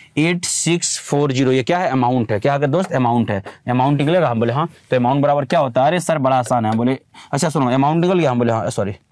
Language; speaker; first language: Hindi; native; Hindi